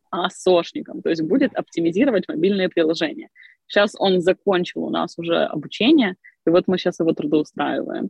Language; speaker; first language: Russian; native; Russian